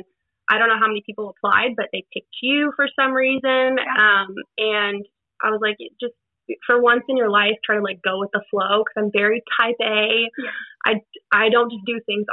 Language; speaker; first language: English; native; English